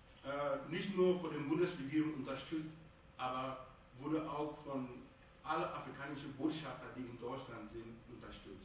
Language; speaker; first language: German; non-native, fluent; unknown